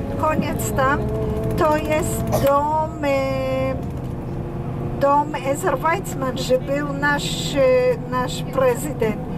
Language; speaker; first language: Polish; non-native, fluent; Hebrew